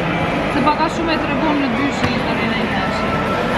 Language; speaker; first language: Albanian; native; Albanian